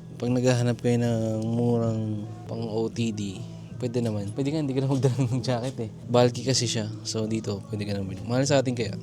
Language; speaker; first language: Filipino; native; Filipino